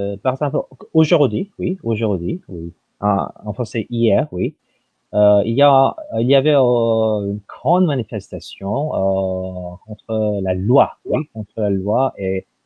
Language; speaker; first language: French; non-native, fluent; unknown